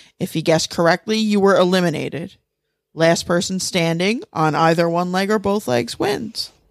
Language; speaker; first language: English; native; English